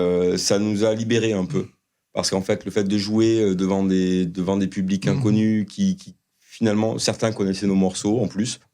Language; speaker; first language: French; native; French